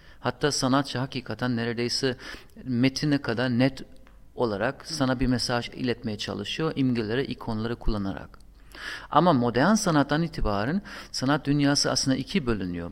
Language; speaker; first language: Turkish; non-native, fluent; German